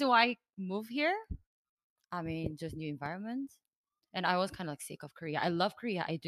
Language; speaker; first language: English; non-native, fluent; Korean